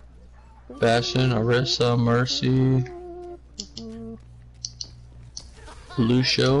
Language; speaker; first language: English; native; English